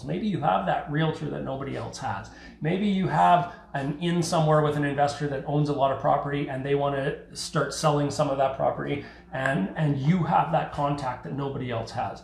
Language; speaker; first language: English; native; English